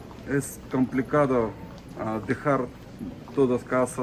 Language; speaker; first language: Spanish; non-native, learner; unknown